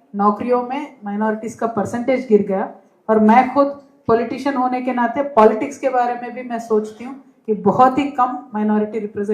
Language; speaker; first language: Hindi; non-native, local second language; Telugu